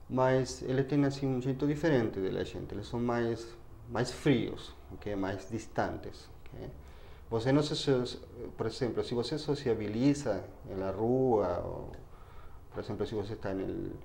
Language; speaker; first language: Portuguese; non-native, fluent; Spanish